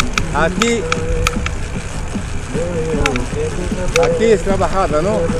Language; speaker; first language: Spanish; non-native, learner; French